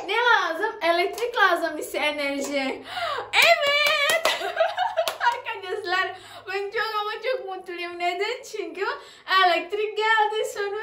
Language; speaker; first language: Turkish; non-native, learner; Indonesian